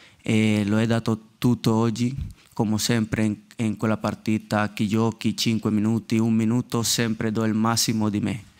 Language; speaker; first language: Italian; non-native, learner; Spanish